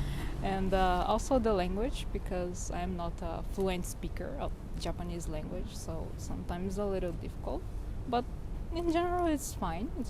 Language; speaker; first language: English; non-native, fluent; Portuguese